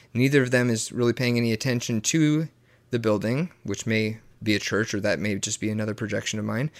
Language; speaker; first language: English; native; English